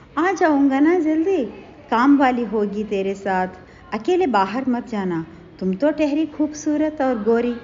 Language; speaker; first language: Hindi; non-native, local second language; Telugu